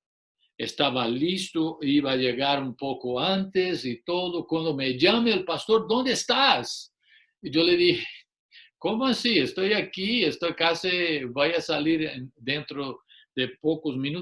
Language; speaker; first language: Spanish; non-native, fluent; English